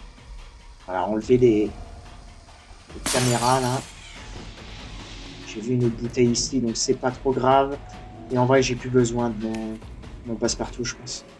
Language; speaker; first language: French; native; French